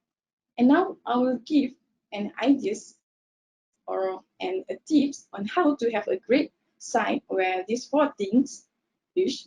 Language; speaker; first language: English; non-native, local second language; Malay